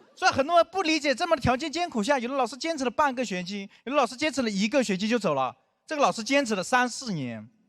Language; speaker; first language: Chinese; non-native, local second language; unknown